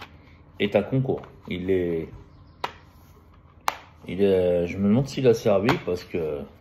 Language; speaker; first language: French; native; French